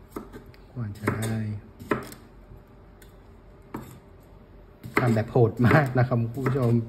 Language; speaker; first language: Thai; non-native, fluent; Vietnamese